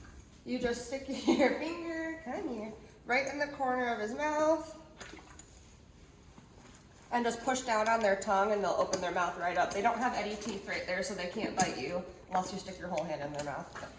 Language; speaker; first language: English; native; English